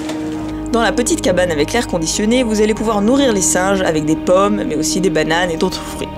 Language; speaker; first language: French; native; French